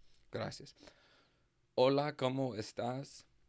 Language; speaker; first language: Spanish; non-native, learner; English